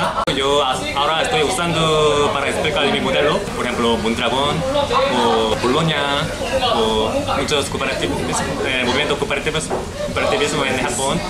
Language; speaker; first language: Spanish; non-native, learner; Korean